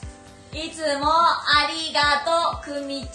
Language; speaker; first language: Japanese; early bilingual, other home language; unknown